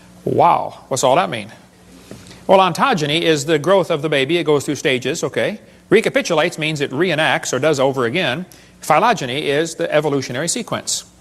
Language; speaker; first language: English; native; English